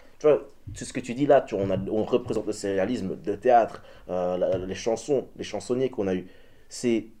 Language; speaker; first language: French; early bilingual, other home language; Dutch